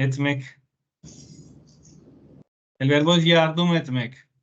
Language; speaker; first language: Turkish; non-native, learner; Spanish